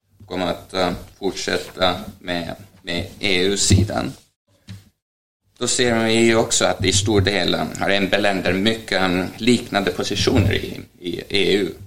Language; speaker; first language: Swedish; non-native, fluent; Estonian